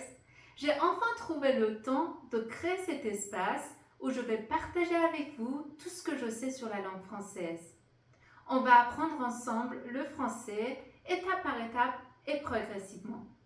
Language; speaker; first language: French; non-native, fluent; Persian